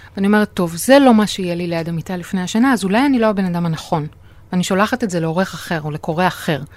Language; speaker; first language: Hebrew; native; Hebrew